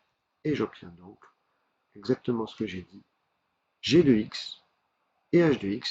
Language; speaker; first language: French; native; French